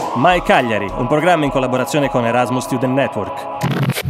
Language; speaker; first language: Italian; native; Italian